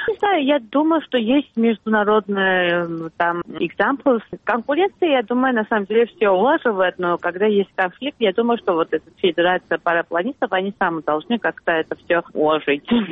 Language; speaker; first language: Russian; non-native, fluent; Georgian